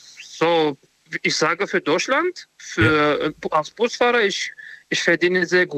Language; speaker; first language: German; non-native, learner; Romanian